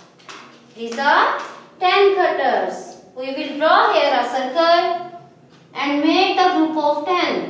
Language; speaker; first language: English; non-native, local second language; Urdu